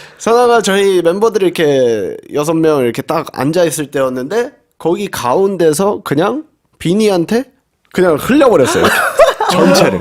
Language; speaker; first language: Korean; native; Korean